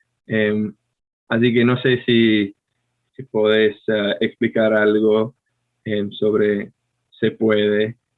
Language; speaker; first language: Spanish; non-native, fluent; English